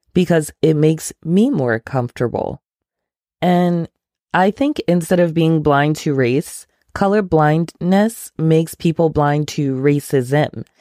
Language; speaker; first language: English; non-native, local second language; Akan